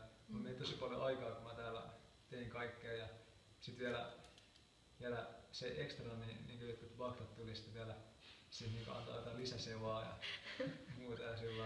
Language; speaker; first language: Finnish; native; Finnish